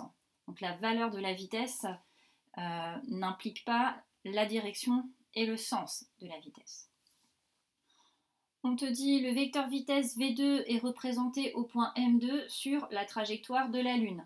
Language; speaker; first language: French; native; French